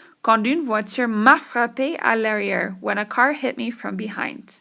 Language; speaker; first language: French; non-native, fluent; English